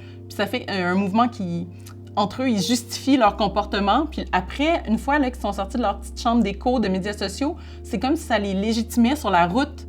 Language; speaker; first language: French; native; French